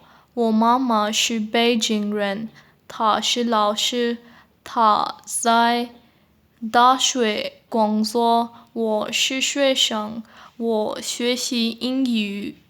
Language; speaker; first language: Chinese; non-native, fluent; Urdu